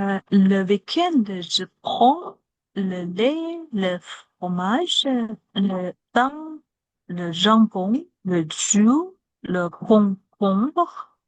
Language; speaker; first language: French; non-native, learner; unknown